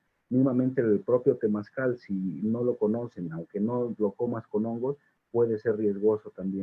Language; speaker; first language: Spanish; native; Spanish